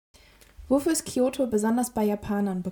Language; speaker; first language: German; native; German